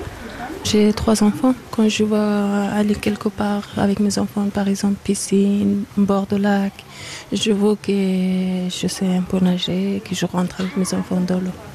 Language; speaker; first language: French; non-native, learner; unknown